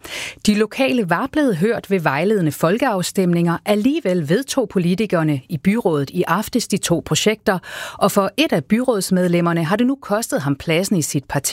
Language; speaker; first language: Danish; native; Danish